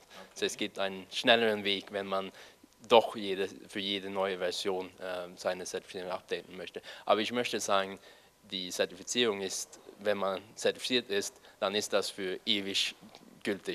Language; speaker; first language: German; non-native, fluent; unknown